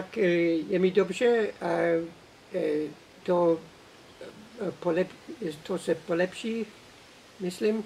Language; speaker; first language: Czech; non-native, learner; English